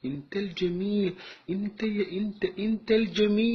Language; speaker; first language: Arabic; native; Arabic